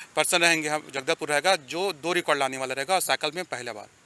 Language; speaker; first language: Hindi; native; Hindi